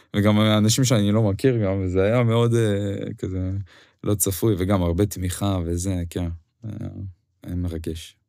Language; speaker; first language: Hebrew; non-native, fluent; Ukrainian